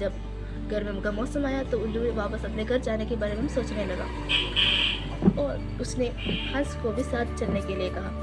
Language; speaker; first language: Hindi; non-native, local second language; Malayalam